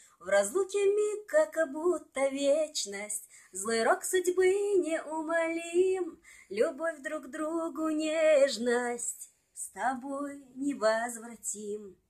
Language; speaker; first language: Russian; non-native, local second language; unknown